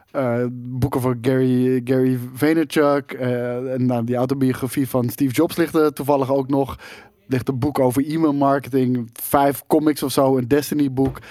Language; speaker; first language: Dutch; native; Dutch